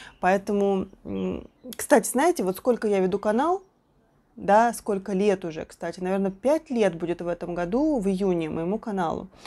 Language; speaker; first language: Russian; native; Russian